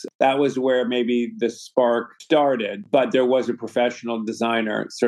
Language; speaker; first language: English; native; English